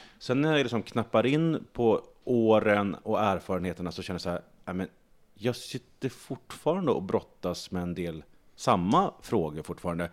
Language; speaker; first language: Swedish; native; Swedish